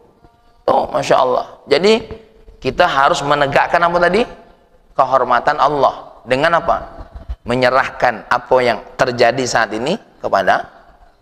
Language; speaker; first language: Indonesian; native; Indonesian